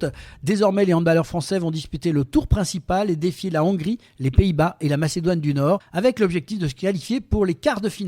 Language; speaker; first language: French; native; French